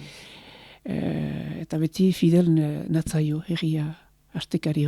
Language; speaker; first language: Basque; native; Basque